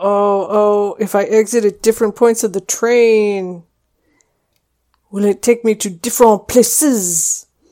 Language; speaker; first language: English; native; English